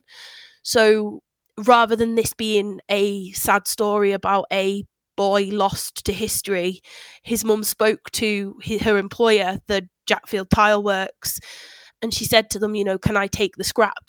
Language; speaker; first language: English; native; English